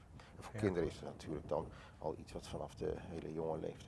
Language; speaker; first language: Dutch; native; Dutch